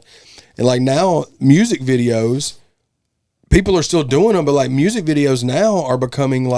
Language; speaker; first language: English; native; English